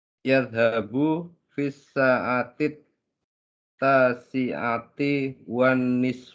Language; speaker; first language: Arabic; non-native, learner; Indonesian